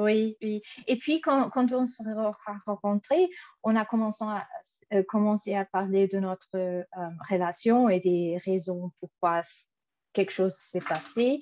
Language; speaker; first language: French; non-native, fluent; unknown